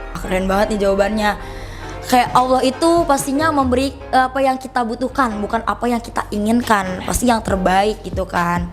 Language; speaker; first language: Indonesian; native; Indonesian